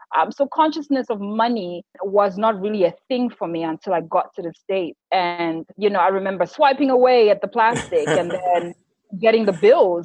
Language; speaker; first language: English; non-native, local second language; Shona